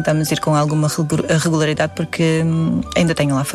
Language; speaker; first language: Portuguese; early bilingual, other home language; Indonesian